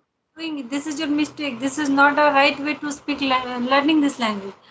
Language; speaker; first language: English; non-native, learner; Hindi